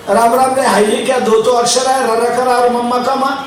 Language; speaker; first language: Hindi; non-native, local second language; Marathi